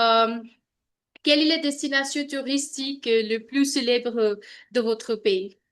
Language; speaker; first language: French; non-native, learner; Hindi